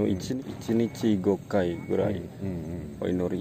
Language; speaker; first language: Japanese; non-native, learner; Indonesian